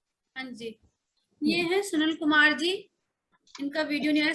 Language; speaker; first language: Hindi; native; Hindi